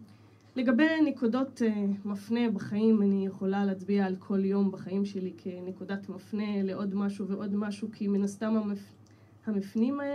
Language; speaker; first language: Hebrew; non-native, local second language; Arabic